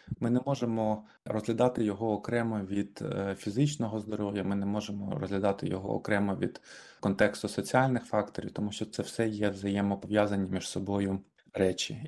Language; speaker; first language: Ukrainian; native; Ukrainian